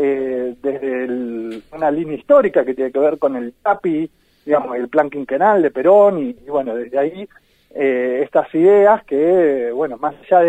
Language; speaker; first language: Spanish; native; Spanish